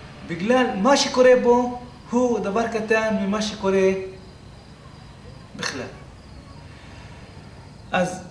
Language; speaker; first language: Hebrew; non-native, learner; Arabic